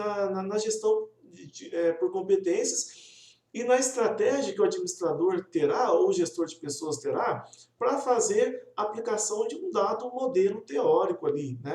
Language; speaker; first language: Portuguese; native; Portuguese